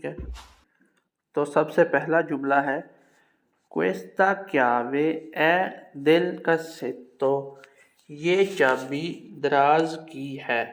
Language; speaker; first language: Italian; non-native, fluent; Urdu